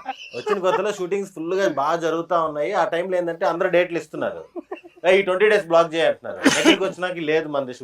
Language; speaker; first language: Telugu; native; Telugu